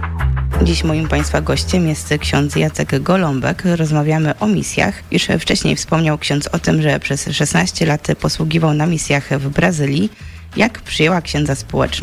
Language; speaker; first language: Polish; native; Polish